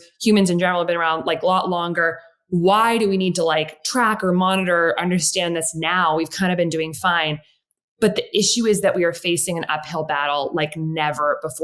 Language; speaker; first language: English; native; English